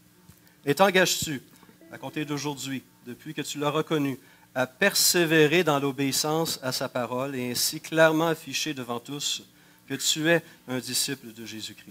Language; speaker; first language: French; native; French